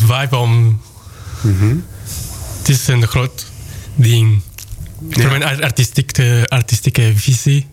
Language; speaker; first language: Dutch; non-native, learner; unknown